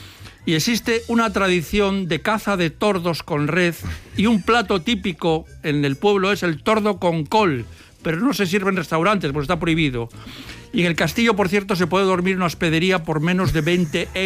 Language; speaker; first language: Spanish; native; Spanish